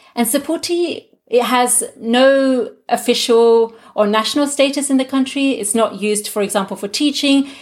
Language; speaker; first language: English; non-native, local second language; Gujarati